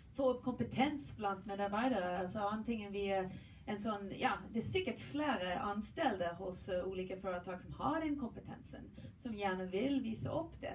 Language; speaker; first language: Swedish; non-native, fluent; English